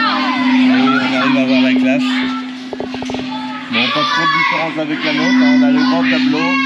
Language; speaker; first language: French; native; French